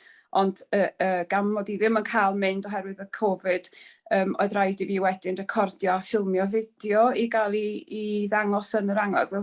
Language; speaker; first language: Welsh; native; Welsh